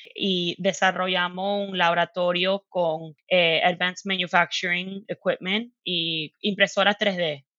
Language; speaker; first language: Spanish; early bilingual, heritage; Spanish